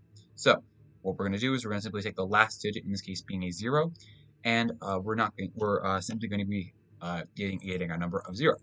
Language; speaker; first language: English; native; English